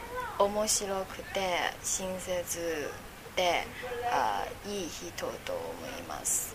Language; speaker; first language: Japanese; non-native, learner; Chinese